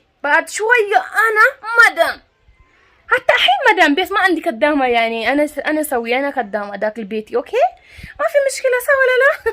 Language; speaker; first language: Arabic; non-native, learner; Amharic